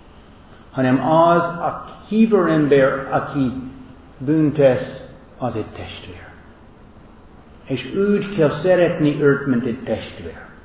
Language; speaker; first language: Hungarian; non-native, fluent; English